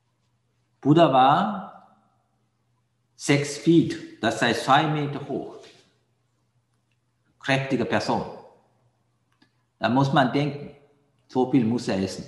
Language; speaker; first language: German; non-native, fluent; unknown